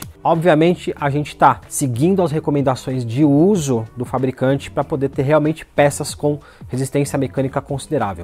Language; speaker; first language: Portuguese; native; Portuguese